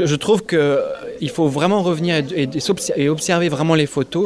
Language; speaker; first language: French; native; French